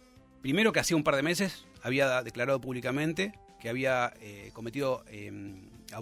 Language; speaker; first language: Spanish; native; Spanish